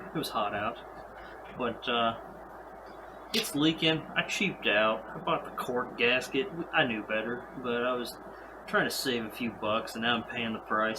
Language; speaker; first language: English; native; English